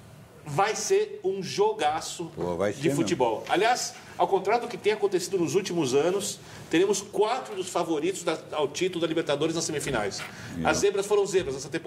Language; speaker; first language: Portuguese; native; Portuguese